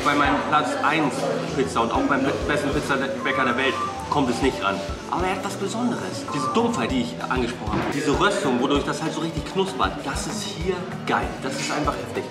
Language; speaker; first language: German; native; German